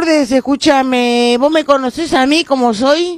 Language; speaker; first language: Spanish; native; Spanish